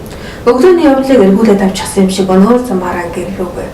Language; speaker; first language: Mongolian; native; Mongolian